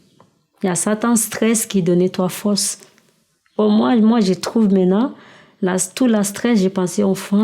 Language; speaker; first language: French; non-native, learner; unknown